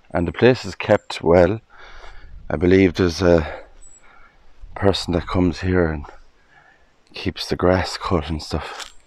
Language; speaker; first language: English; native; English